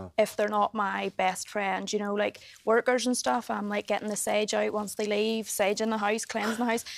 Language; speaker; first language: English; native; English